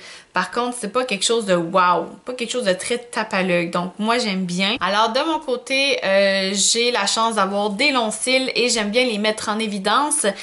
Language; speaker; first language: French; native; French